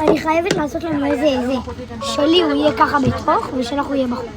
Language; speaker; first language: Hebrew; native; Hebrew